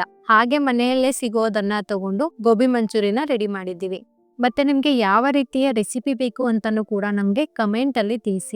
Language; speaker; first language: Kannada; native; Kannada